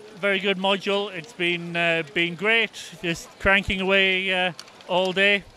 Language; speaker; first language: English; native; English